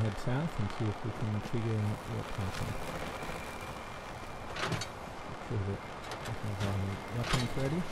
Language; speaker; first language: English; native; English